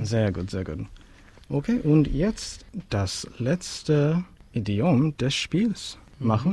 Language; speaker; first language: German; non-native, learner; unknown